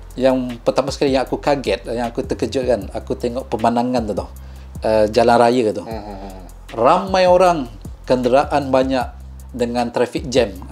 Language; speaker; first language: Malay; native; Malay